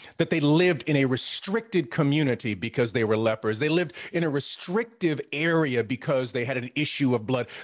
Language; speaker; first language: English; native; English